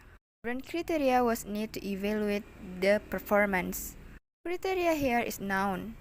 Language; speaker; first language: English; non-native, learner; Indonesian